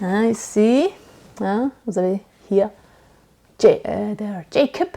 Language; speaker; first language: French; non-native, learner; Italian